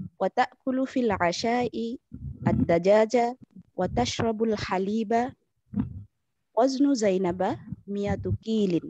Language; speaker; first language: Arabic; non-native, learner; Bangla